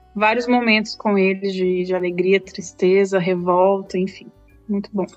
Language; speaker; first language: Portuguese; native; Portuguese